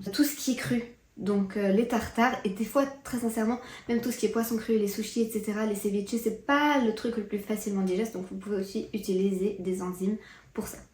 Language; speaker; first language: French; early bilingual, other home language; Portuguese